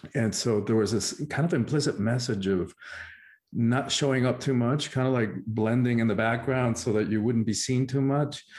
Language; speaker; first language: English; early bilingual, other home language; Spanish